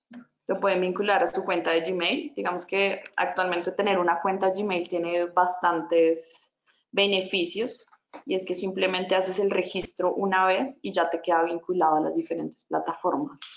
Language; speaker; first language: Spanish; native; Spanish